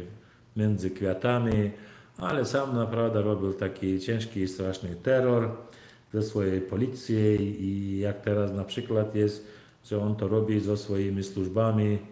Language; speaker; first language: Polish; non-native, fluent; Turkmen